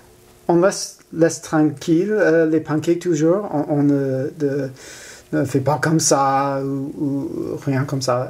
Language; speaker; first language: French; non-native, learner; English